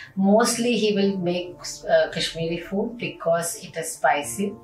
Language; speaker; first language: English; non-native, local second language; Hindi